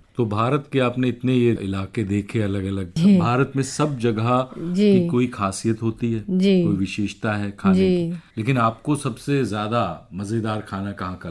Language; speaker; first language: Hindi; native; Hindi